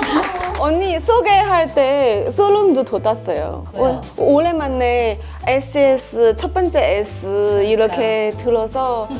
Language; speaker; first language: Korean; non-native, fluent; Chinese